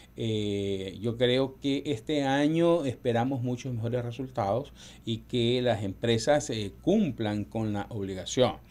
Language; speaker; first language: Spanish; native; Spanish